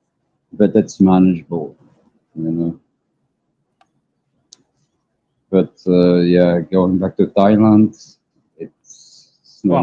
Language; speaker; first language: English; non-native, learner; Dutch